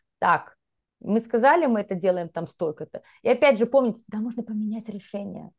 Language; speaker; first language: Russian; native; Russian